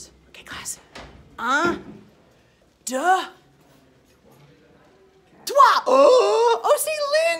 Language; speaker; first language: French; non-native, fluent; English